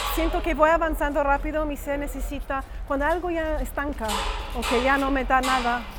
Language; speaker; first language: Spanish; non-native, fluent; English